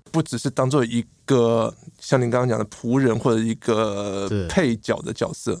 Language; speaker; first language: Chinese; native; Chinese